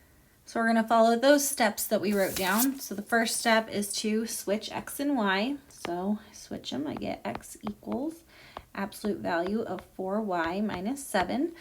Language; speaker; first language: English; native; English